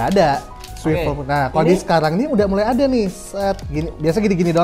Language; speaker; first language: Indonesian; native; Indonesian